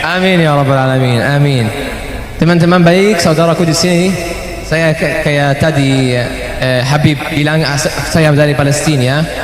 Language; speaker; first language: Indonesian; non-native, learner; Arabic